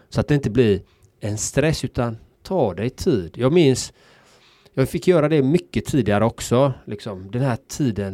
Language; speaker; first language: Swedish; native; Swedish